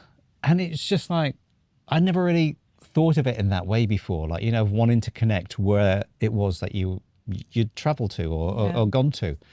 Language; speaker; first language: English; native; English